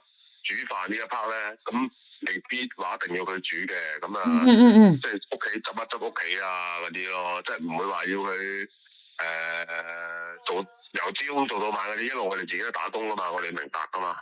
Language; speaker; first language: Cantonese; native; Cantonese